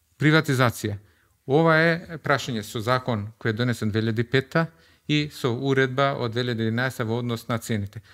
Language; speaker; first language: Macedonian; non-native, local second language; Albanian